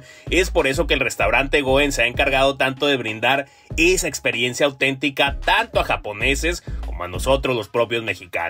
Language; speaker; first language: Spanish; native; Spanish